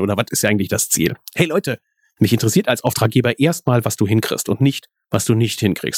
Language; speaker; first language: German; native; German